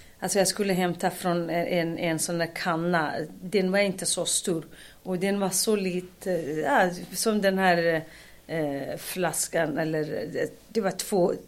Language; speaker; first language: Swedish; non-native, fluent; Kurdish